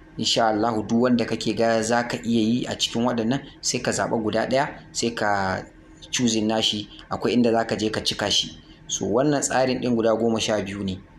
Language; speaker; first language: Hausa; non-native, local second language; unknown